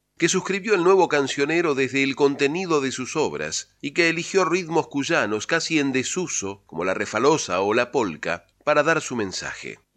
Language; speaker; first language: Spanish; native; Spanish